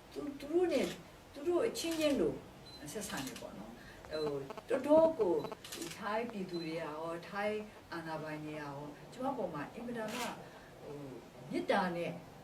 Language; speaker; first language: Burmese; native; Burmese